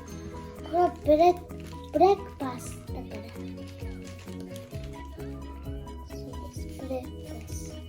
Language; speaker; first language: Japanese; non-native, learner; Filipino